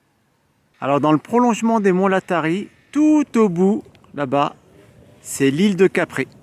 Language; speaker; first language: French; native; French